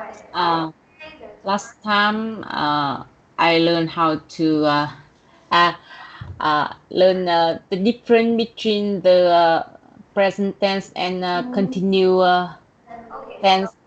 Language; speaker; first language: English; non-native, learner; Vietnamese